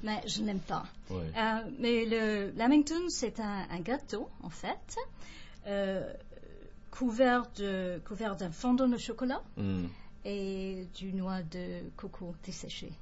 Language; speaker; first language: French; non-native, fluent; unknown